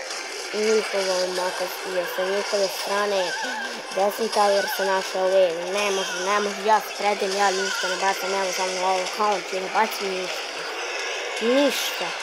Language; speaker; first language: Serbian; early bilingual, heritage; Serbian